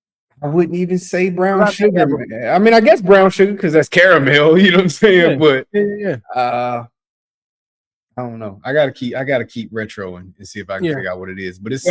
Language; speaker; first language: English; native; English